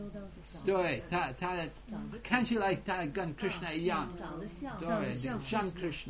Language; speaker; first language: Chinese; non-native, fluent; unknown